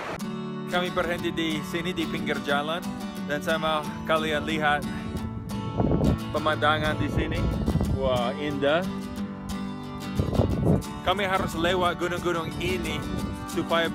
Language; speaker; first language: Indonesian; non-native, fluent; English